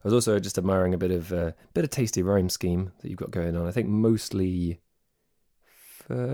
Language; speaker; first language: English; native; English